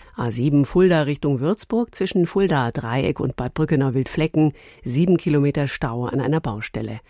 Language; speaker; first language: German; native; German